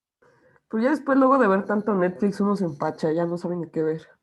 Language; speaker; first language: Spanish; native; Spanish